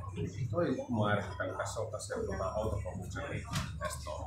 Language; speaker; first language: Finnish; native; Finnish